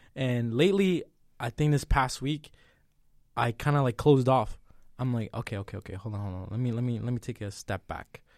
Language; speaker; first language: English; early bilingual, other home language; Spanish